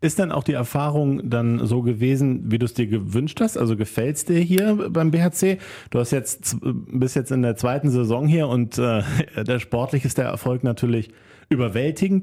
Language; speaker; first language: German; native; German